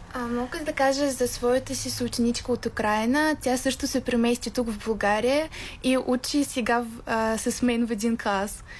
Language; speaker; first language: Bulgarian; early bilingual, heritage; Bulgarian